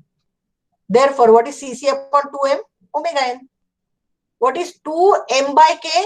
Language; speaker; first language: English; non-native, local second language; Marathi